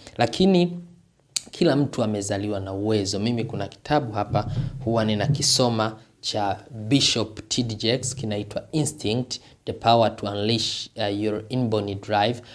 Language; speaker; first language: Swahili; native; Swahili